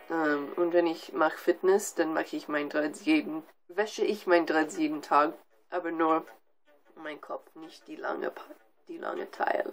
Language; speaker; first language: German; non-native, learner; English